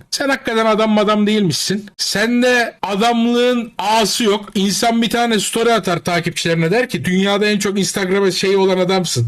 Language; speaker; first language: Turkish; native; Turkish